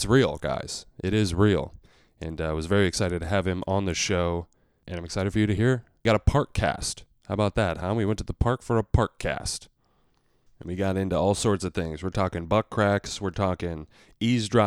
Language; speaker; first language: English; native; English